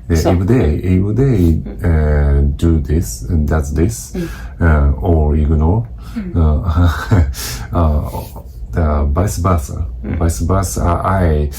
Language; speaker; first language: English; non-native, learner; Japanese